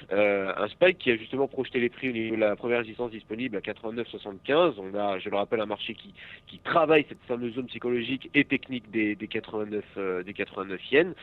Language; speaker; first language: French; native; French